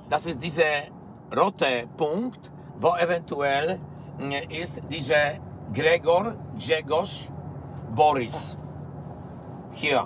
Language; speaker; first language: German; non-native, learner; Polish